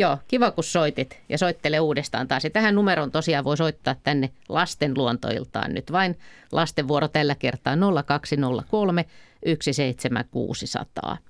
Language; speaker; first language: Finnish; native; Finnish